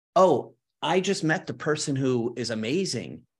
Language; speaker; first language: English; early bilingual, other home language; Spanish